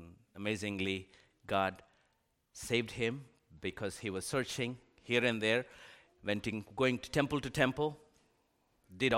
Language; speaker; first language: English; non-native, local second language; Telugu